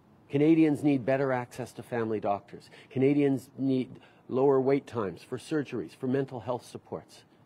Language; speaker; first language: English; early bilingual, other home language; French